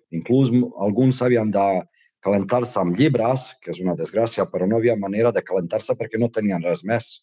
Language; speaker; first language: Catalan; non-native, fluent; Bosnian